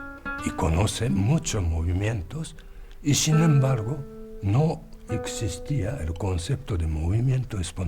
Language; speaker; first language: Spanish; non-native, fluent; Japanese